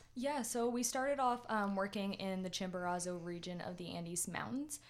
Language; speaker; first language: English; native; English